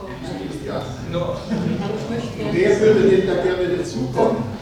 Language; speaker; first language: German; native; German